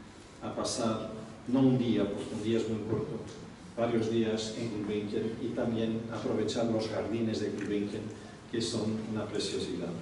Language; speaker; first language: Spanish; non-native, fluent; Portuguese